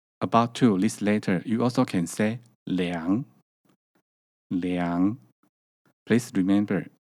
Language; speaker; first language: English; non-native, learner; Chinese